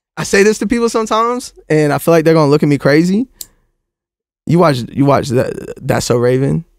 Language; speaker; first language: English; native; English